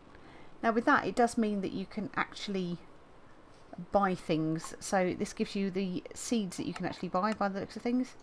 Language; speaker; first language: English; native; English